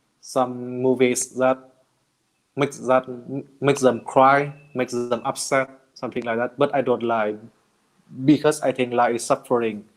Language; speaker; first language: English; non-native, learner; Vietnamese